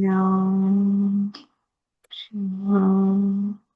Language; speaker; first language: French; non-native, learner; Chinese